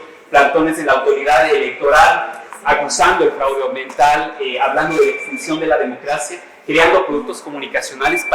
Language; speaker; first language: Spanish; native; Spanish